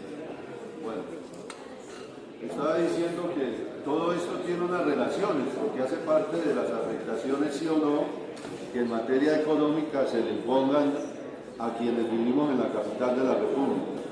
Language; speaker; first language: Spanish; native; Spanish